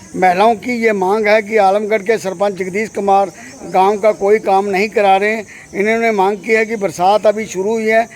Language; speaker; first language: Hindi; non-native, local second language; Punjabi